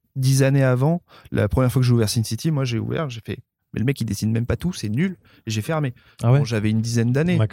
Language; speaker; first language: French; native; French